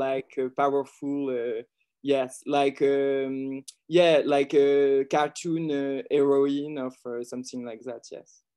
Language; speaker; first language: English; non-native, learner; French